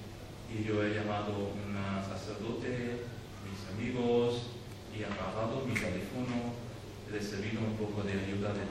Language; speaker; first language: Spanish; non-native, learner; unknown